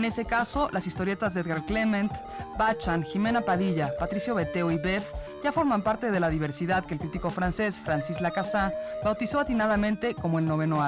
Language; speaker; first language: Spanish; native; Spanish